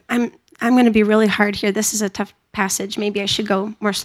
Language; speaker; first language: English; native; English